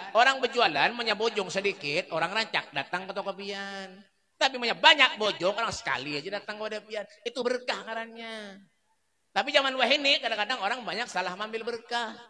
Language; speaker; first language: Indonesian; non-native, local second language; Banjar